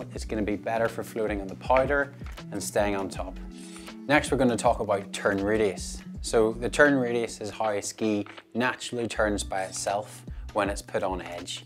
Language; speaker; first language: English; native; English